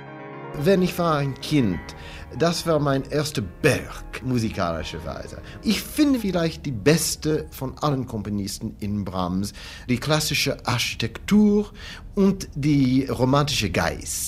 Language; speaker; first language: German; non-native, fluent; English